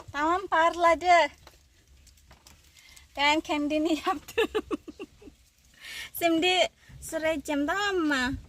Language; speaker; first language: Turkish; non-native, learner; Indonesian